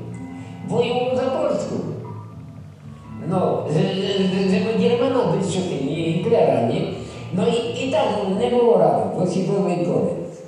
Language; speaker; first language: Polish; non-native, local second language; Rusyn